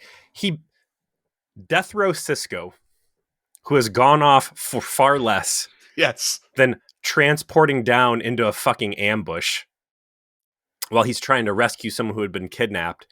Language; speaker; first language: English; native; English